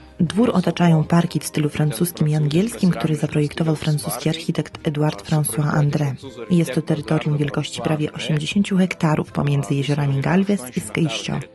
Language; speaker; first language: Polish; native; Polish